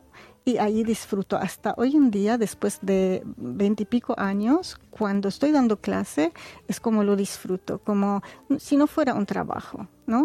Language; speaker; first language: Spanish; non-native, fluent; Arabic